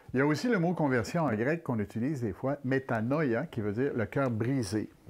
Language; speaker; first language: French; native; French